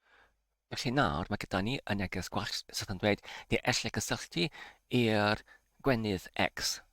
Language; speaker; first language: Welsh; non-native, learner; Polish